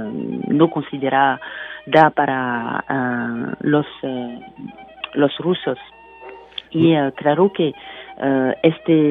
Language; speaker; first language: Spanish; non-native, fluent; French